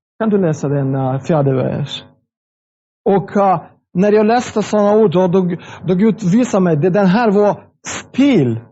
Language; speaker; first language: Swedish; non-native, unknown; Russian